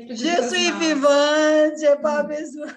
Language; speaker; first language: French; non-native, fluent; Portuguese